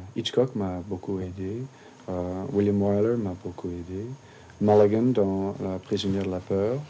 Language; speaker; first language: French; non-native, fluent; English